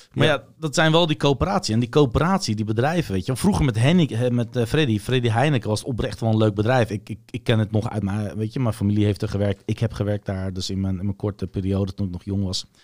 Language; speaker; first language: Dutch; early bilingual, other home language; Bosnian